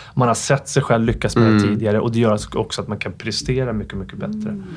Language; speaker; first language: Swedish; native; Swedish